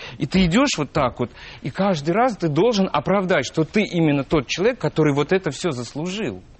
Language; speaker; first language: Russian; native; Russian